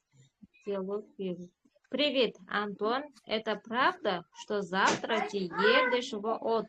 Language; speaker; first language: Russian; non-native, learner; Uzbek